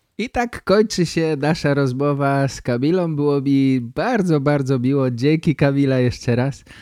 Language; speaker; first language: Polish; native; Polish